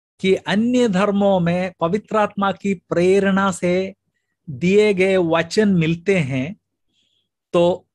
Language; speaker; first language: Hindi; native; Hindi